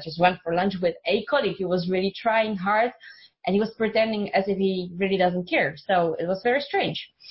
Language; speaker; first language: English; non-native, fluent; Czech